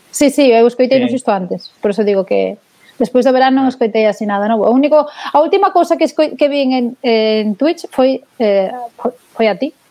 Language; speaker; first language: Galician; native; Galician